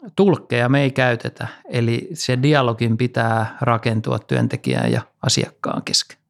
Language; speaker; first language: Finnish; native; Finnish